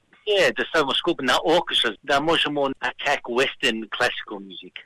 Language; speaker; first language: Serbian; early bilingual, heritage; Serbian